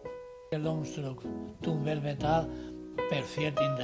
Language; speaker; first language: Dutch; non-native, learner; Spanish